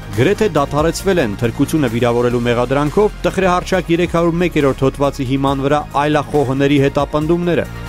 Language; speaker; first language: Armenian; native; Armenian